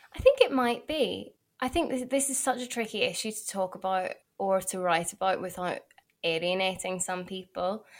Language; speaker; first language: English; native; English